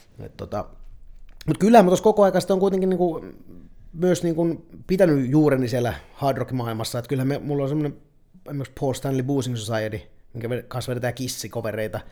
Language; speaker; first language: Finnish; native; Finnish